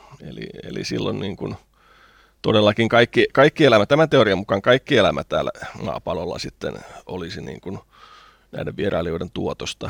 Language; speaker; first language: Finnish; native; Finnish